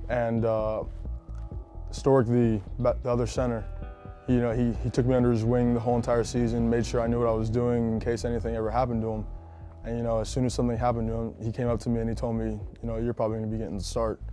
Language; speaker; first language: English; native; English